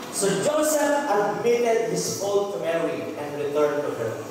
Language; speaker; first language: English; non-native, local second language; Filipino